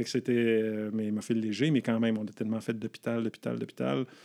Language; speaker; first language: French; native; French